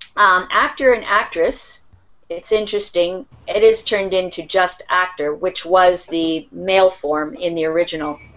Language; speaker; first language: English; native; English